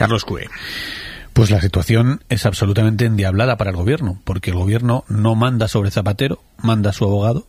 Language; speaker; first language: Spanish; native; Spanish